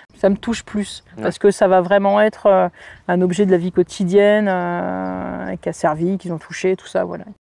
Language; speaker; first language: French; native; French